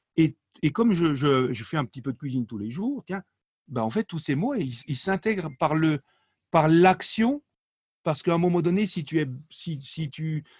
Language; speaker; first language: French; non-native, local second language; Swiss German